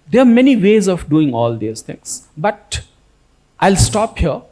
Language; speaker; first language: English; non-native, local second language; Gujarati